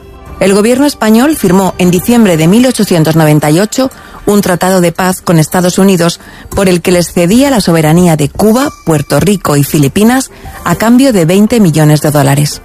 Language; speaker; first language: Spanish; native; Spanish